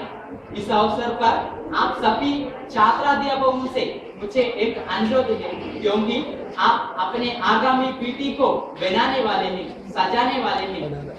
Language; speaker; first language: Hindi; non-native, local second language; Malayalam